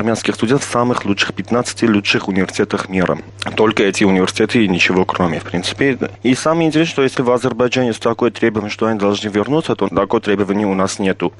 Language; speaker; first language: Russian; non-native, local second language; Armenian